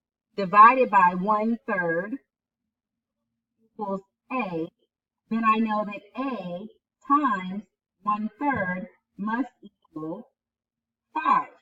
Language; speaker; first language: English; native; English